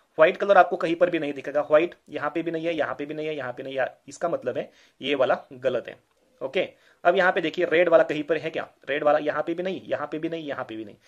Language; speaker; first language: Hindi; non-native, local second language; Marathi